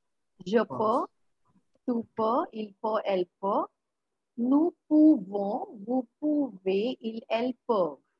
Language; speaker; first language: French; non-native, fluent; Marathi